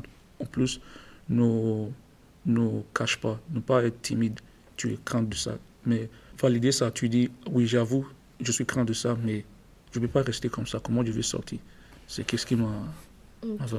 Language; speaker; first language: French; non-native, learner; English